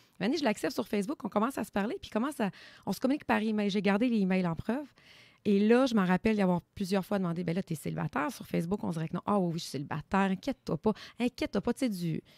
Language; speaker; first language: French; native; French